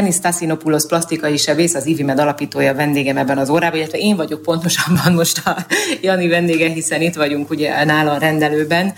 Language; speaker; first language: Hungarian; native; Hungarian